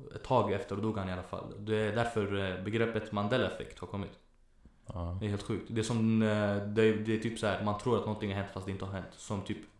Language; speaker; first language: Swedish; early bilingual, other home language; Arabic